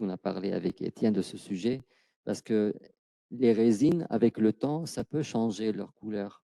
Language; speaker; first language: French; non-native, fluent; Arabic